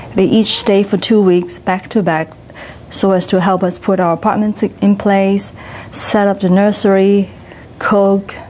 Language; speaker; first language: English; non-native, local second language; Cantonese